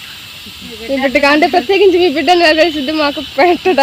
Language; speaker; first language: Telugu; native; Telugu